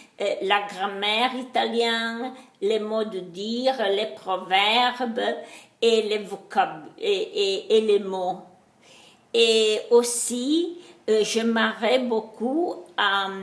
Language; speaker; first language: French; non-native, learner; Italian